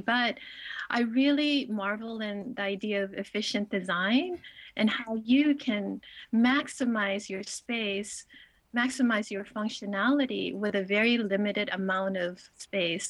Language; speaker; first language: English; early bilingual, other home language; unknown